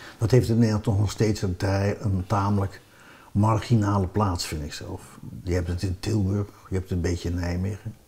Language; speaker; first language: Dutch; native; Dutch